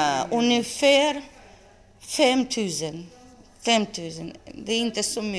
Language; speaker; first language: Swedish; non-native, learner; Russian